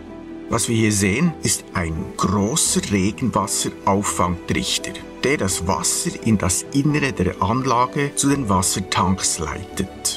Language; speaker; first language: German; native; German